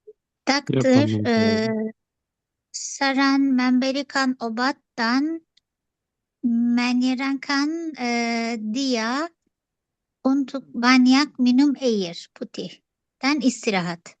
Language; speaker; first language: Indonesian; non-native, learner; Turkish